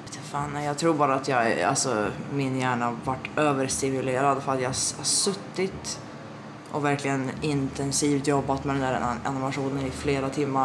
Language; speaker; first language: Swedish; native; Swedish